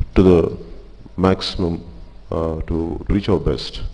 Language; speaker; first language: English; non-native, local second language; Telugu